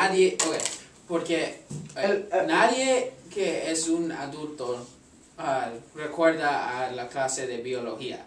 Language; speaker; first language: Spanish; non-native, learner; English